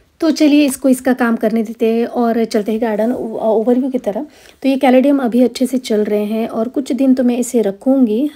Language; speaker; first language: Hindi; non-native, local second language; Marathi